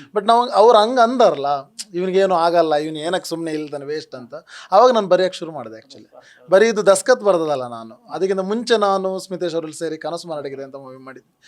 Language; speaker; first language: Kannada; non-native, local second language; Tulu